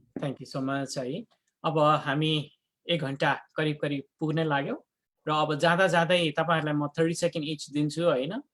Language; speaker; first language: Nepali; native; Nepali